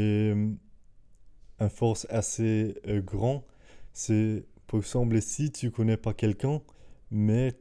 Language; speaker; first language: French; non-native, fluent; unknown